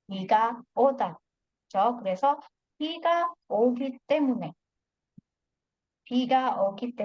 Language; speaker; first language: Korean; non-native, fluent; Indonesian